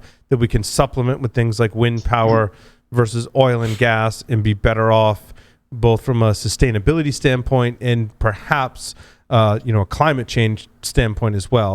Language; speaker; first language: English; native; English